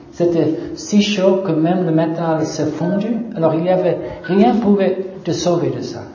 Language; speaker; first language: French; non-native, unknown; English